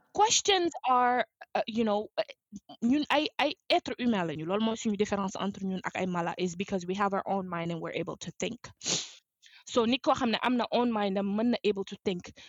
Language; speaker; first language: English; non-native, fluent; Wolof